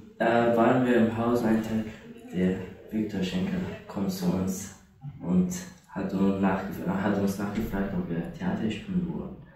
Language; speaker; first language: German; non-native, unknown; Persian